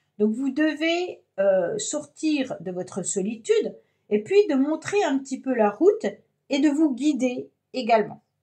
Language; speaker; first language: French; native; French